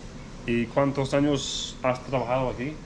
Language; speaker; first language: Spanish; non-native, learner; English